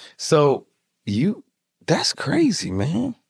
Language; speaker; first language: English; native; English